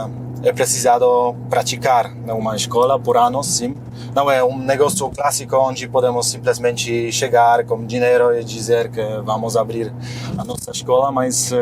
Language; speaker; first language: Portuguese; non-native, fluent; Polish